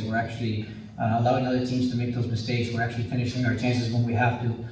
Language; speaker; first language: English; native; English